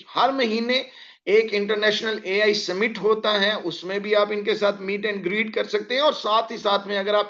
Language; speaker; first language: Hindi; native; Hindi